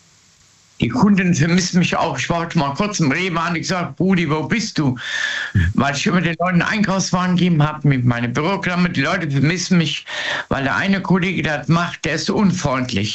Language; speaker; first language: German; native; German